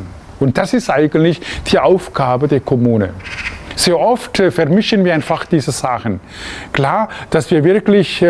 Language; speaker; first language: German; non-native, fluent; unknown